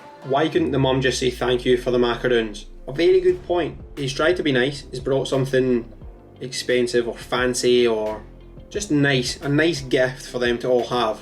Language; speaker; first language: English; native; English